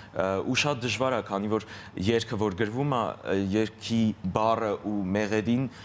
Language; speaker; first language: Armenian; early bilingual, heritage; Armenian